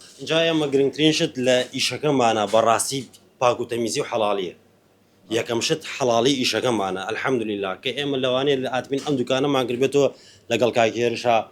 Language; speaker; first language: Central Kurdish; native; Central Kurdish